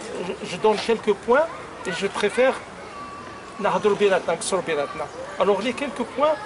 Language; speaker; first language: French; non-native, local second language; Arabic